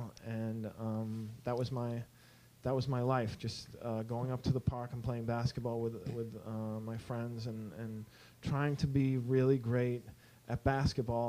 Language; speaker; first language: English; native; English